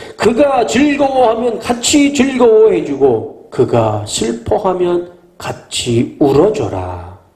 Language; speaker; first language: Korean; native; Korean